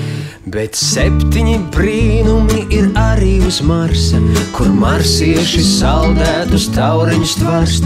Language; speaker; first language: Latvian; native; Latvian